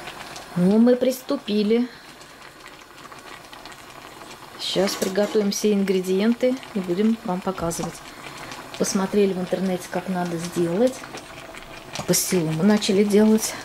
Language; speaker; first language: Russian; native; Russian